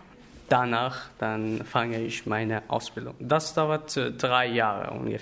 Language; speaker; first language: German; non-native, learner; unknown